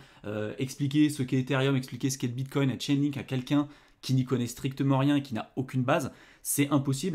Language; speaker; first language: French; native; French